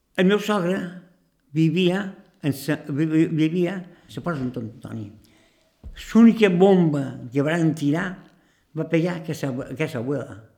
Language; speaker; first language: Catalan; native; Catalan